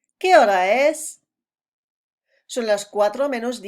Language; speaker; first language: Spanish; non-native, fluent; English